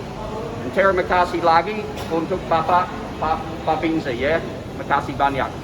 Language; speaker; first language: Indonesian; non-native, learner; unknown